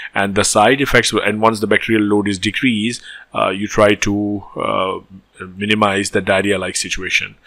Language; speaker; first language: English; non-native, local second language; Hindi